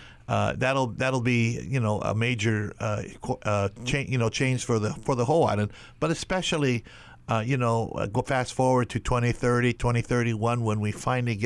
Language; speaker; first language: English; native; English